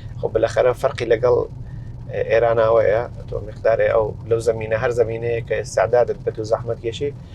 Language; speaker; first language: Central Kurdish; native; Central Kurdish